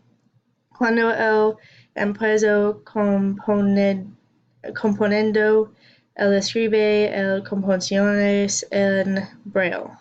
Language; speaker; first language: Spanish; non-native, learner; English